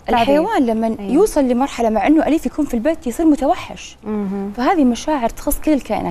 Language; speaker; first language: Arabic; native; Arabic